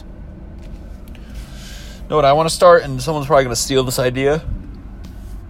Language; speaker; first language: English; native; English